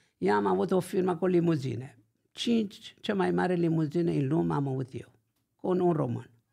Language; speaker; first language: Romanian; non-native, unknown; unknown